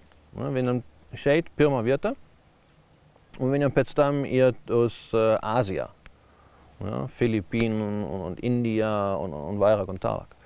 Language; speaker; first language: Latvian; non-native, learner; German